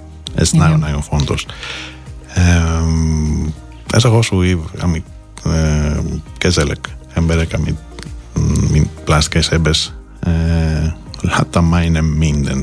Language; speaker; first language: Hungarian; non-native, fluent; Greek